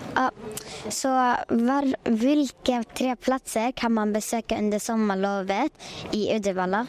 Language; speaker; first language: Swedish; non-native, learner; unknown